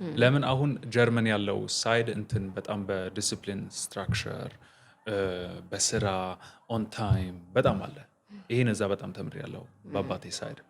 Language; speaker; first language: Amharic; early bilingual, heritage; Amharic